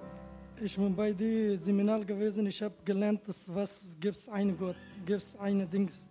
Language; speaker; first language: German; non-native, learner; Turkish